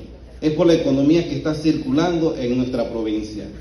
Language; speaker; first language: Spanish; native; Spanish